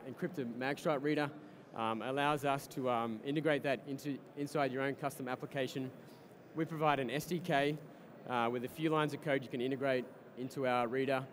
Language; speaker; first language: English; native; English